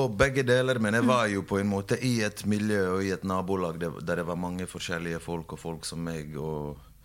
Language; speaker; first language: Norwegian; early bilingual, other home language; Bosnian